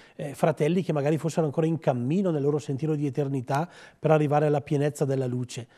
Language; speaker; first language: Italian; native; Italian